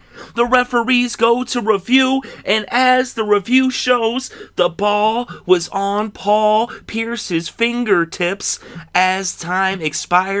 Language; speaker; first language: English; native; English